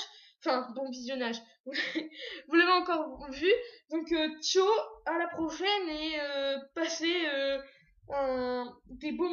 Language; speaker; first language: French; native; French